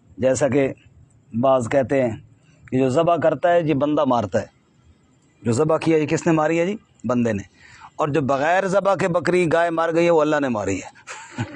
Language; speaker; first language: Urdu; non-native, local second language; Punjabi